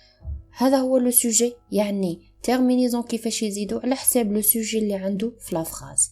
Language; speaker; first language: Arabic; native; Arabic